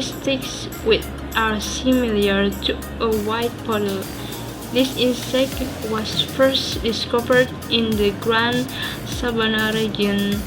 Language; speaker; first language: English; non-native, learner; Indonesian